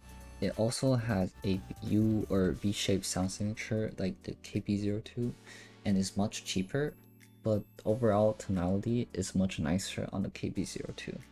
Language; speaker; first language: English; non-native, fluent; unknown